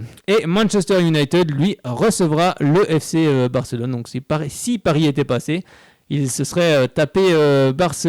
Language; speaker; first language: French; native; French